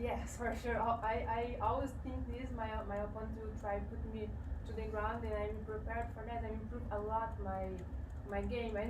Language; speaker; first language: English; non-native, learner; Portuguese